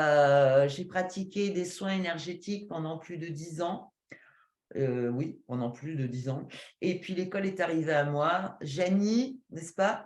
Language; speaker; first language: French; native; French